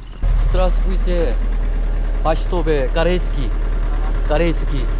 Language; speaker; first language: Russian; non-native, learner; Korean